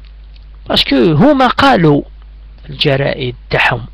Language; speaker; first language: Arabic; native; Arabic